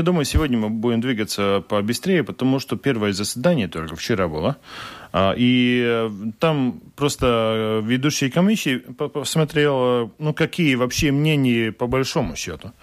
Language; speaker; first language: Russian; non-native, local second language; Latvian